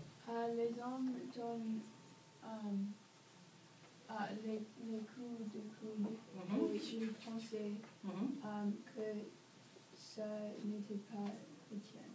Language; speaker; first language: French; non-native, learner; English